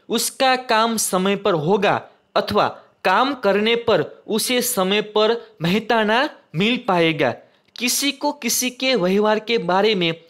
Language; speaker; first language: Hindi; non-native, local second language; Gujarati